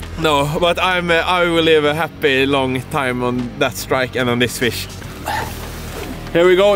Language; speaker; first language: English; non-native, fluent; Swedish